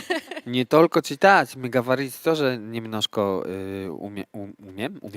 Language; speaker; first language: Russian; non-native, learner; Polish